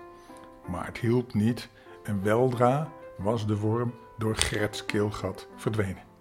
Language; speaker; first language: Dutch; native; Dutch